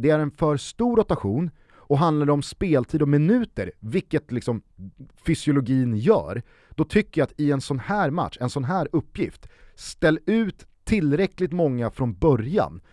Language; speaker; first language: Swedish; native; Swedish